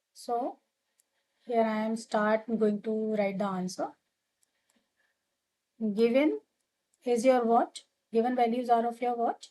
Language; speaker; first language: English; non-native, local second language; Hindi